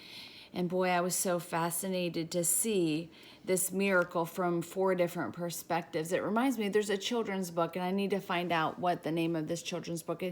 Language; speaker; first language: English; native; English